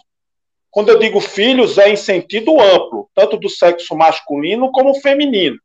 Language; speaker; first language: Portuguese; native; Portuguese